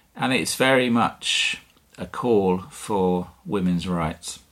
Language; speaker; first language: English; native; English